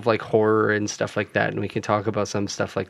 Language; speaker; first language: English; native; English